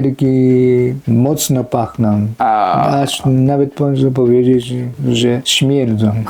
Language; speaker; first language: Polish; non-native, fluent; Japanese